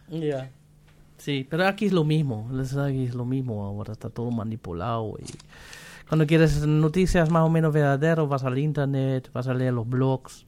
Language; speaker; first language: Spanish; non-native, fluent; German